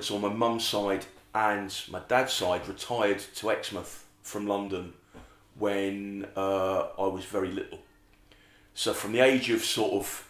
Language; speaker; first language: English; native; English